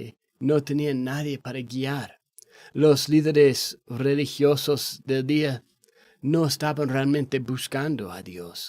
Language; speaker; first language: Spanish; non-native, fluent; English